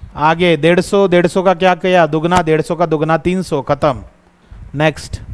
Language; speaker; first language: Hindi; non-native, local second language; Marathi